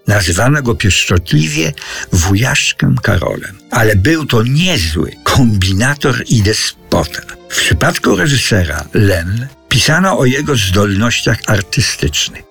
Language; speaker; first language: Polish; native; Polish